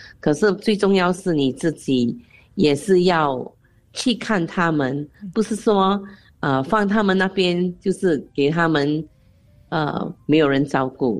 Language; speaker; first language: Chinese; non-native, local second language; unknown